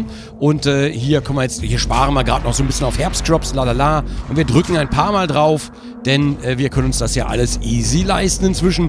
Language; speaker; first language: German; native; German